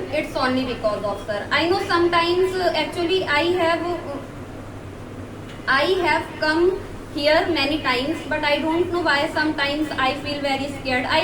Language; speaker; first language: English; non-native, learner; Hindi